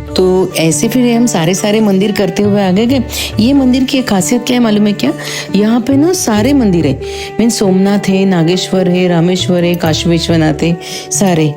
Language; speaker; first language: Hindi; non-native, local second language; Marathi